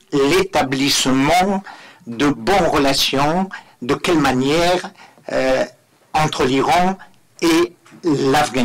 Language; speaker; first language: French; non-native, fluent; Persian